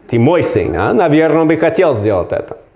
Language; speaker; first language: Russian; non-native, learner; English